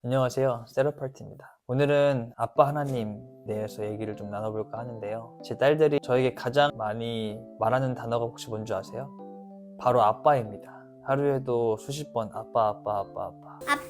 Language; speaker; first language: Korean; native; Korean